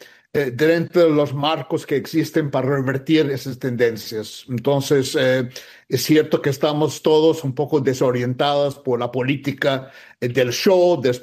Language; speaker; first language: Spanish; non-native, fluent; English